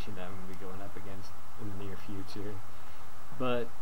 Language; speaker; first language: English; native; English